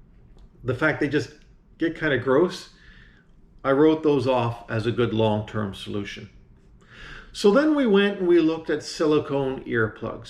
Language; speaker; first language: English; native; English